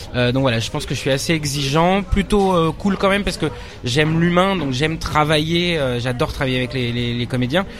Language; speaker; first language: French; native; French